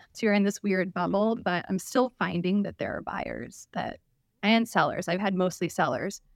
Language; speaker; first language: English; native; English